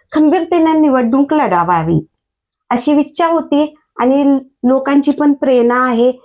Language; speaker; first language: Marathi; native; Marathi